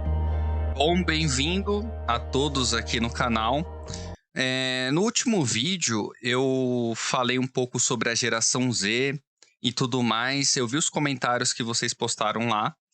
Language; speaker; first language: Portuguese; native; Portuguese